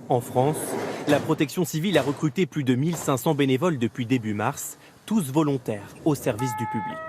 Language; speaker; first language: French; native; French